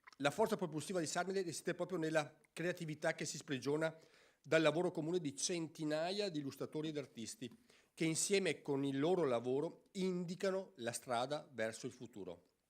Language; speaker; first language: Italian; native; Italian